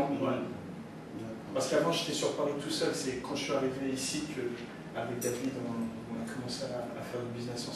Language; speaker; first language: French; early bilingual, other home language; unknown